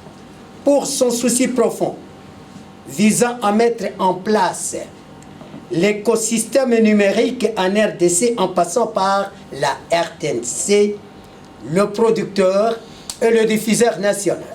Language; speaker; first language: French; non-native, local second language; Lingala